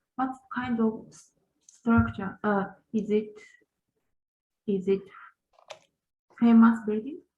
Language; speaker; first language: English; non-native, learner; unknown